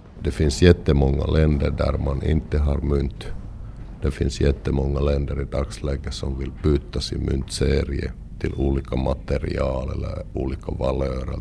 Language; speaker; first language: Swedish; non-native, local second language; Finnish